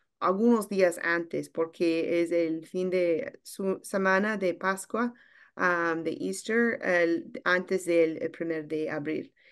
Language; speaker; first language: Spanish; non-native, learner; English